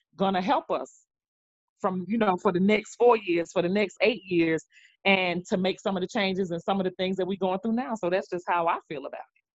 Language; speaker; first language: English; native; English